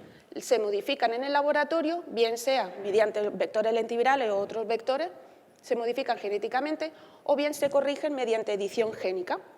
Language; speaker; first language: Spanish; native; Spanish